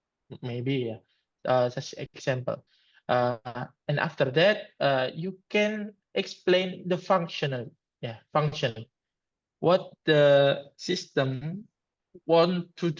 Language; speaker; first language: English; non-native, learner; Indonesian